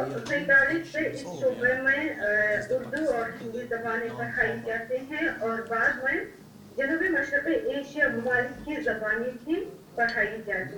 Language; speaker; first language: Hindi; non-native, fluent; Uzbek